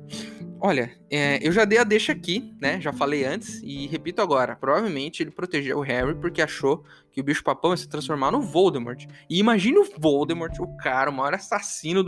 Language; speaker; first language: Portuguese; native; Portuguese